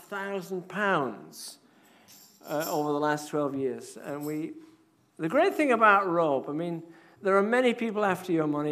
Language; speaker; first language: English; native; English